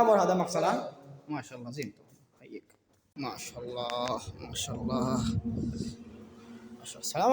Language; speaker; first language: Arabic; non-native, learner; Bangla